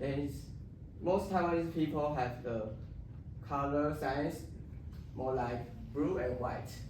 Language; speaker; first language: English; non-native, learner; Chinese